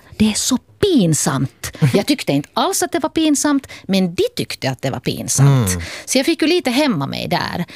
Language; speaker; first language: Swedish; native; Swedish